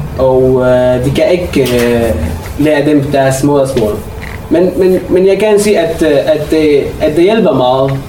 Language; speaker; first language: Danish; non-native, fluent; Arabic